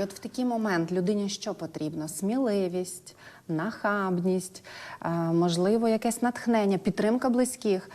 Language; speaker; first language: Ukrainian; native; Ukrainian